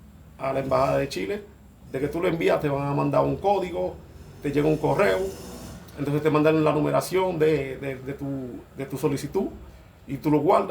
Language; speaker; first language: Spanish; non-native, fluent; Haitian Creole